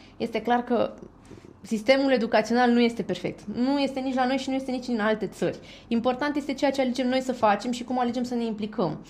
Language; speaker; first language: Romanian; native; Romanian